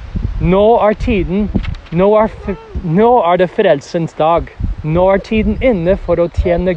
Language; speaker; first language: Norwegian; non-native, fluent; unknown